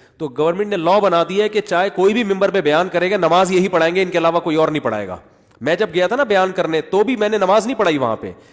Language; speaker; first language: Urdu; native; Urdu